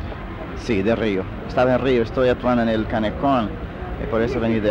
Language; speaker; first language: Spanish; non-native, local second language; Portuguese